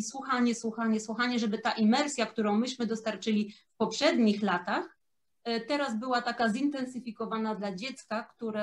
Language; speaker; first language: Polish; native; Polish